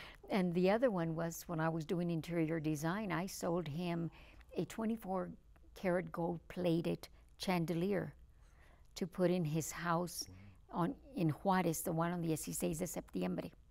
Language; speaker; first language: English; early bilingual, other home language; Spanish